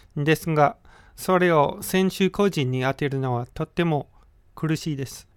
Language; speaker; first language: Japanese; non-native, fluent; English